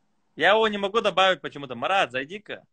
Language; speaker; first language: Russian; native; Russian